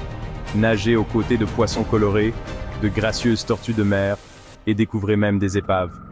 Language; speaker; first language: French; native; French